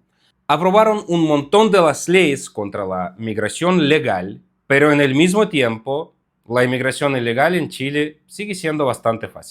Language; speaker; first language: Spanish; non-native, fluent; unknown